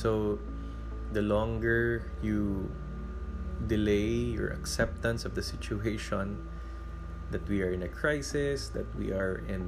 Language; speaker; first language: English; non-native, local second language; Cebuano